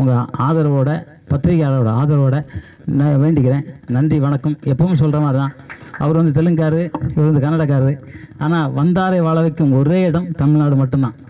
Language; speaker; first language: Tamil; native; Tamil